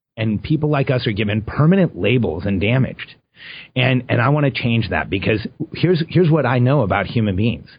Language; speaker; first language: English; early bilingual, other home language; Spanish